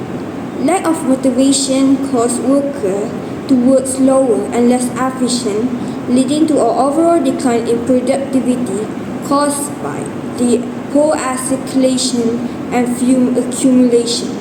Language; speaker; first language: English; non-native, learner; Malay